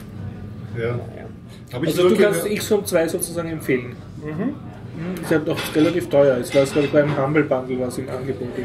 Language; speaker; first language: German; native; German